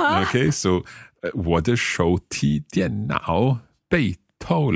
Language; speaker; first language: Chinese; non-native, learner; English